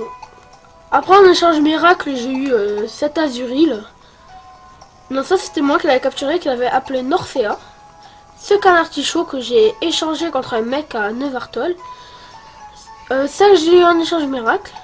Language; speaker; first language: French; native; French